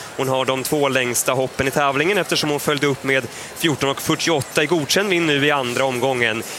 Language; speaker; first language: Swedish; native; Swedish